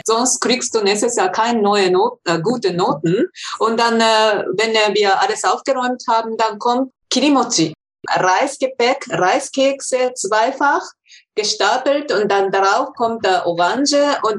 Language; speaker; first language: German; non-native, fluent; Japanese